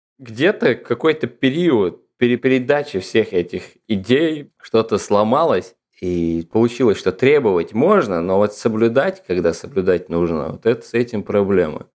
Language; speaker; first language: Russian; non-native, local second language; Ingush